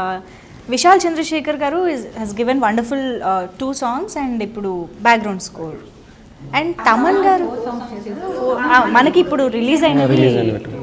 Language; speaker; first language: Telugu; native; Telugu